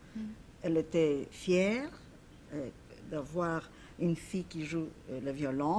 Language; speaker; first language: French; non-native, fluent; Polish